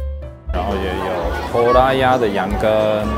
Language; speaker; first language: Chinese; native; Chinese